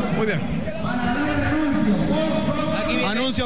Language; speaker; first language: Spanish; native; Spanish